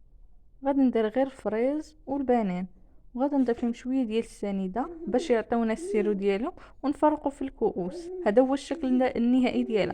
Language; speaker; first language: Arabic; native; Arabic